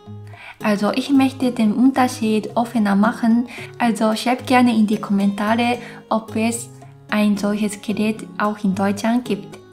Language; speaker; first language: German; non-native, fluent; Japanese